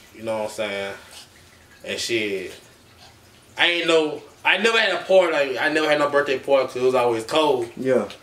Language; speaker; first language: English; native; English